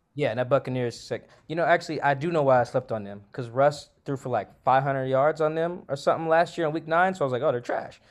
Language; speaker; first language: English; native; English